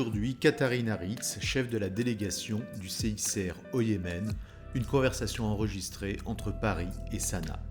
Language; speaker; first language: French; native; French